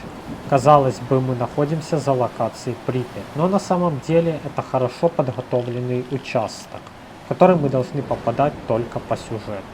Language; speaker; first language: Russian; native; Russian